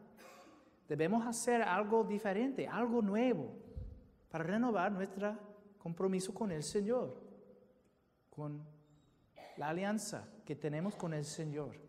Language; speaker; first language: Spanish; non-native, fluent; English